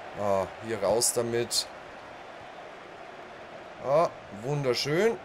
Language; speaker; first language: German; native; German